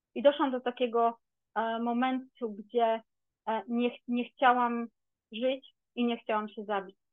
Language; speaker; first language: Polish; native; Polish